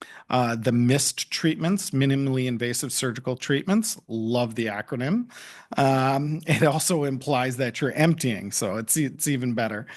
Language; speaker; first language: English; native; English